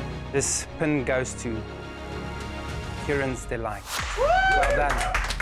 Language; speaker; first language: English; non-native, local second language; Afrikaans